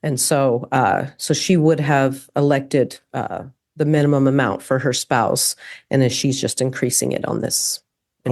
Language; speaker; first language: English; native; English